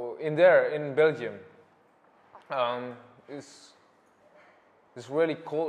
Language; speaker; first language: English; non-native, learner; Indonesian